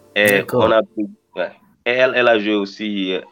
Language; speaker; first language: French; non-native, local second language; Wolof